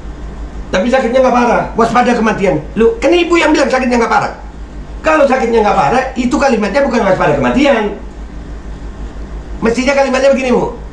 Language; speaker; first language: Indonesian; native; Indonesian